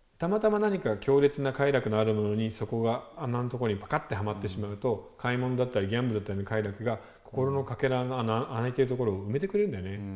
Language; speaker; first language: Japanese; native; Japanese